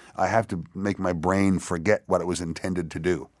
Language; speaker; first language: English; native; English